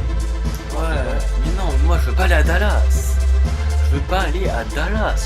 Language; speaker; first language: French; native; French